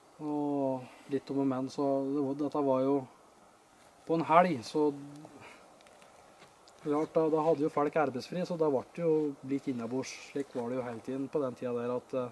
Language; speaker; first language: Norwegian; native; Norwegian